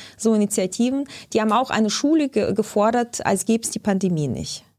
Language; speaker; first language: German; early bilingual, other home language; Lithuanian